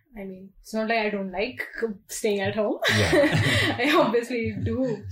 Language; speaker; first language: English; non-native, local second language; Hindi